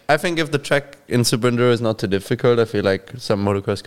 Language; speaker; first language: English; non-native, fluent; German